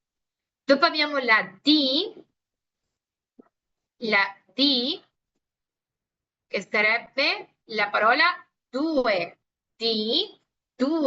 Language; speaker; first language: Italian; non-native, fluent; Spanish